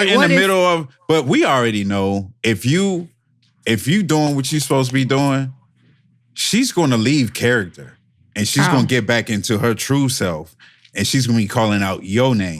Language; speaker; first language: English; native; English